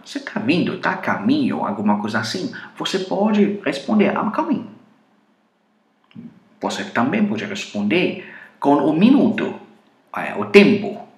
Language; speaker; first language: Portuguese; non-native, fluent; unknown